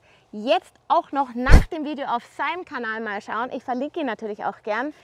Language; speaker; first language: German; native; German